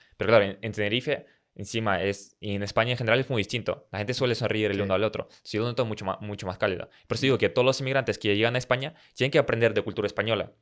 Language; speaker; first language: Spanish; early bilingual, other home language; Russian